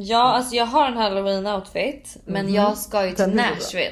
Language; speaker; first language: Swedish; native; Swedish